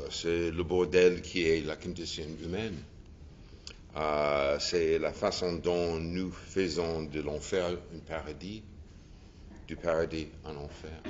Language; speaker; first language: French; non-native, fluent; English